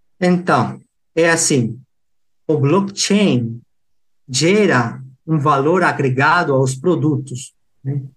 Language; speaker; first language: Portuguese; non-native, fluent; Spanish